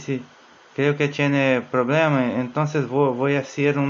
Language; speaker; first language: Spanish; non-native, fluent; Portuguese